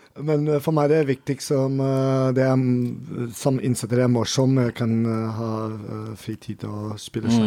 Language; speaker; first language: Norwegian; non-native, learner; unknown